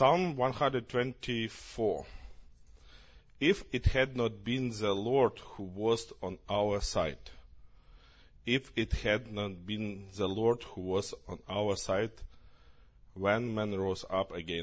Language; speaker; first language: English; non-native, learner; Ukrainian